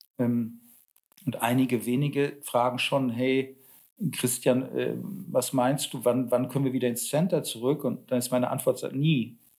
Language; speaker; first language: German; early bilingual, other home language; Polish